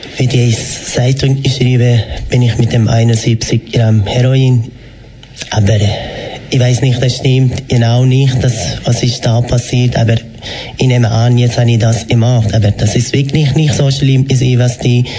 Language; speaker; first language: German; non-native, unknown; Persian